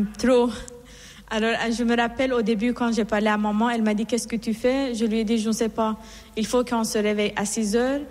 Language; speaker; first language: French; non-native, fluent; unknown